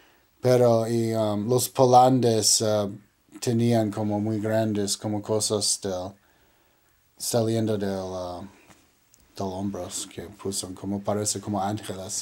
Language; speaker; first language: Spanish; non-native, learner; English